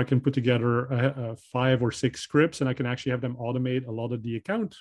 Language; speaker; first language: English; non-native, fluent; Dutch